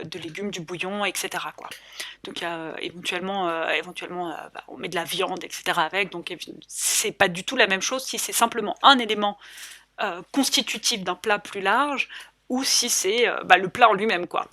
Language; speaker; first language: French; native; French